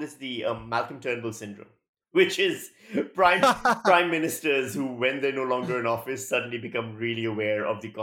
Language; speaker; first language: English; non-native, local second language; Urdu